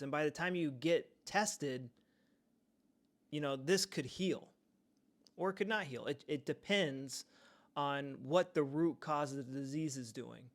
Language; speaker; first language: English; native; English